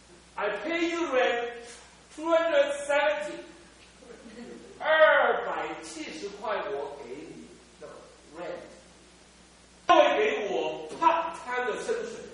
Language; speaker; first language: Chinese; early bilingual, heritage; Cantonese